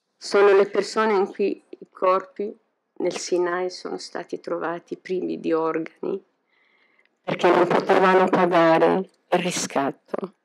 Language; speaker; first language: Italian; non-native, fluent; Tigrinya